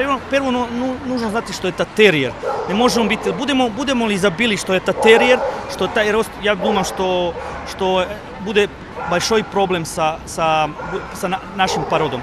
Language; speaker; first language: Russian; non-native, learner; Serbian